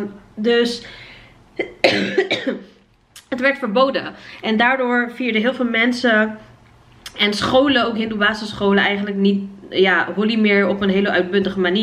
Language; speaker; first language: Dutch; native; Dutch